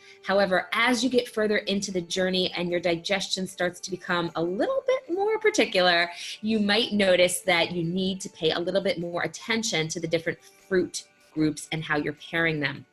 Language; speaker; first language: English; native; English